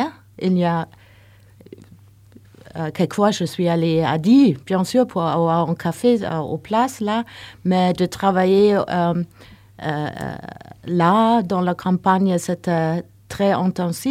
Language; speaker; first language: French; non-native, learner; Norwegian